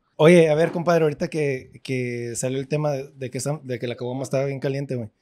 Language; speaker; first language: Spanish; early bilingual, heritage; Spanish